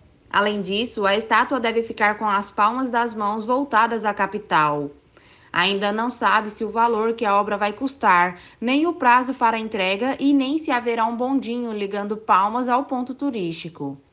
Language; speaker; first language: Portuguese; native; Portuguese